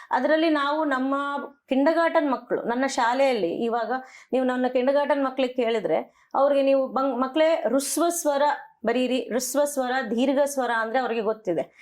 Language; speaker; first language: Kannada; non-native, local second language; Telugu